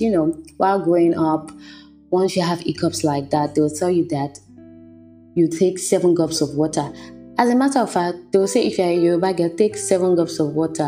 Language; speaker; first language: English; non-native, local second language; Yoruba